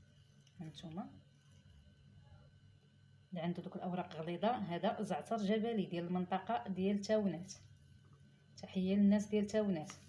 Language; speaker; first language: Arabic; native; Arabic